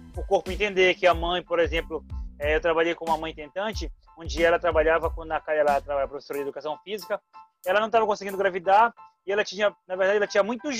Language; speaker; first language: Portuguese; native; Portuguese